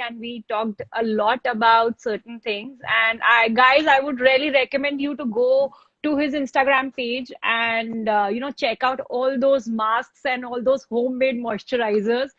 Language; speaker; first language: English; non-native, local second language; Hindi